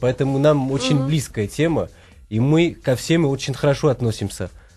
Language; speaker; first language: Russian; non-native, fluent; Portuguese